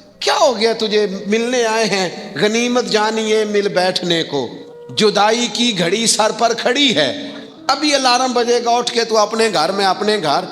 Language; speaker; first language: Urdu; non-native, local second language; Punjabi